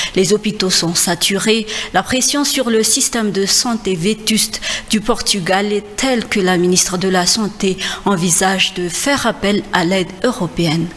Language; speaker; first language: French; non-native, local second language; Malagasy